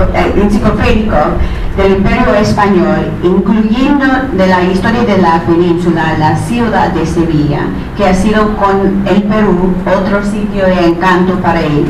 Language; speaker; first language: Spanish; non-native, fluent; English